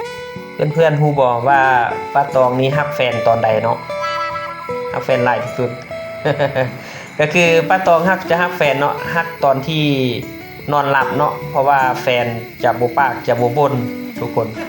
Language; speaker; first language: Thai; non-native, local second language; Lao